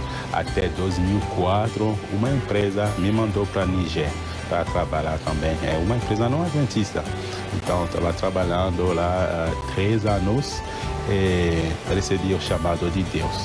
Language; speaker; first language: Portuguese; non-native, fluent; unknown